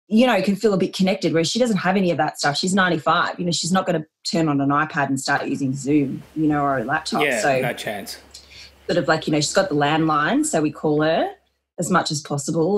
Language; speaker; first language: English; native; English